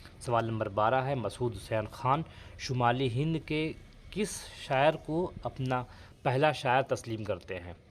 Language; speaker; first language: Urdu; native; Urdu